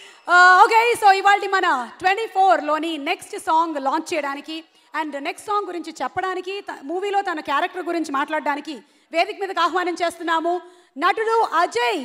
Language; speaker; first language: Telugu; native; Telugu